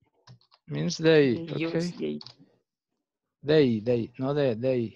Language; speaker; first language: English; non-native, fluent; Spanish